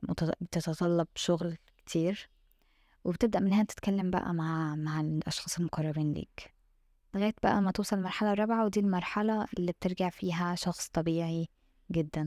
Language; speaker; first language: Arabic; native; Arabic